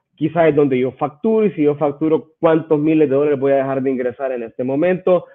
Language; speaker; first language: Spanish; native; Spanish